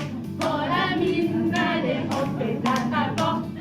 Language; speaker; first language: Japanese; non-native, learner; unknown